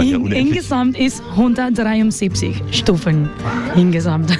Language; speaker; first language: German; non-native, learner; Spanish